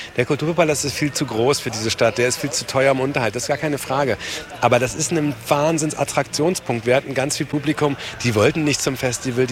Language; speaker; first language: German; native; German